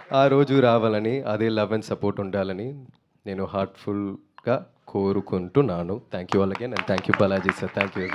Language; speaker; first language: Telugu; non-native, learner; Tamil